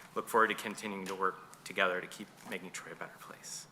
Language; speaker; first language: English; native; English